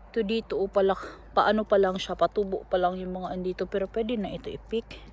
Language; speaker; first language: Filipino; non-native, local second language; Cebuano